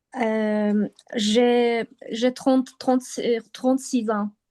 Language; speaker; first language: French; non-native, learner; Azerbaijani